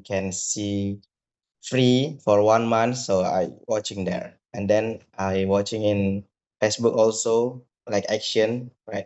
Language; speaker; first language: English; non-native, learner; Indonesian